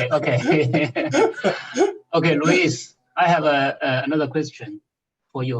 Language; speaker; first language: English; non-native, fluent; Chinese